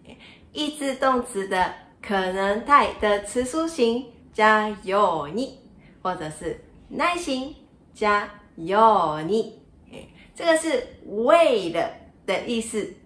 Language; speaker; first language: Chinese; non-native, fluent; Japanese